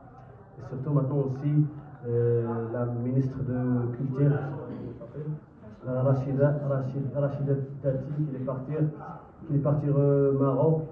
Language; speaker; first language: French; non-native, learner; Arabic